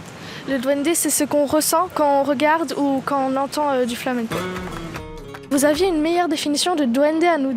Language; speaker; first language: French; native; French